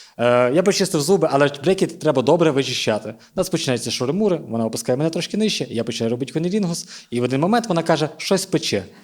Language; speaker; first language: Ukrainian; native; Ukrainian